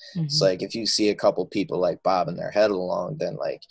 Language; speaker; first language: English; native; English